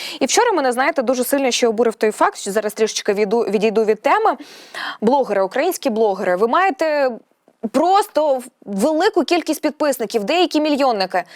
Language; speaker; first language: Ukrainian; native; Ukrainian